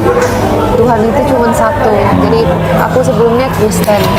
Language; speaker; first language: Indonesian; non-native, fluent; Finnish